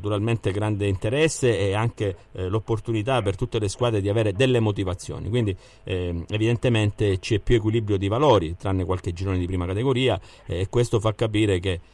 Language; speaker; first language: Italian; native; Italian